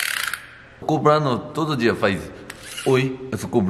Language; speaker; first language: Portuguese; non-native, learner; Korean